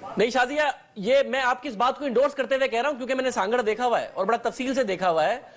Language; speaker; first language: Urdu; native; Urdu